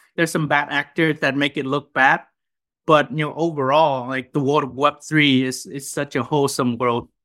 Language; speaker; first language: English; non-native, fluent; Vietnamese